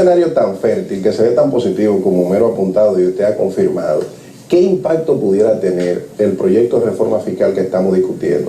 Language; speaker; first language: Spanish; native; Spanish